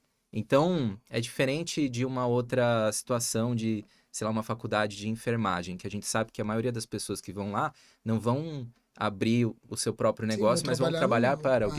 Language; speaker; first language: Portuguese; native; Portuguese